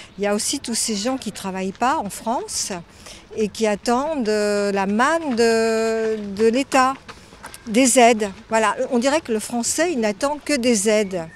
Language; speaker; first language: French; native; French